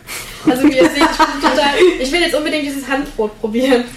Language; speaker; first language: German; native; German